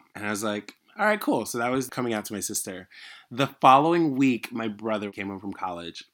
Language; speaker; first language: English; native; English